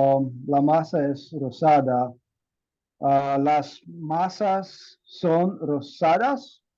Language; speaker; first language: Spanish; non-native, learner; English